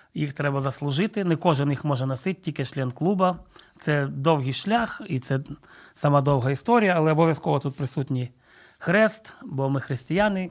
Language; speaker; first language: Ukrainian; non-native, local second language; Russian